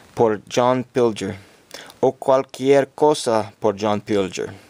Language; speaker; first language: Spanish; non-native, learner; English